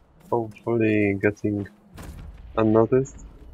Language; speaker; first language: English; non-native, fluent; Polish